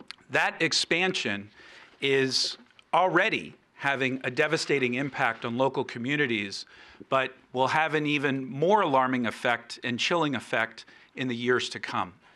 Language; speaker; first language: English; early bilingual, other home language; Spanish